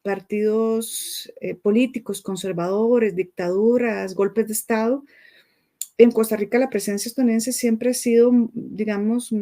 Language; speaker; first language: Spanish; native; Spanish